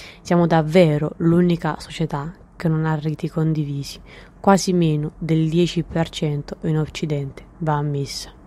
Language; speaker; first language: Italian; native; Italian